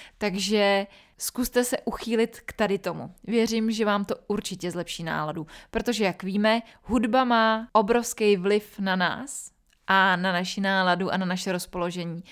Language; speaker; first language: Czech; native; Czech